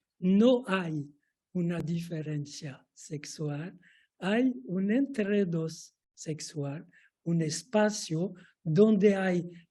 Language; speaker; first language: Spanish; non-native, fluent; French